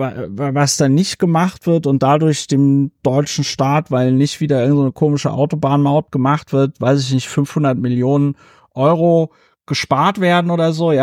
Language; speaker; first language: German; native; German